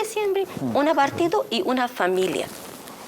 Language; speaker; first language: Spanish; non-native, learner; Arabic